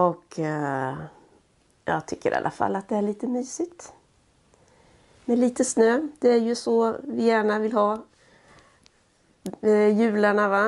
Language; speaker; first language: Swedish; native; Swedish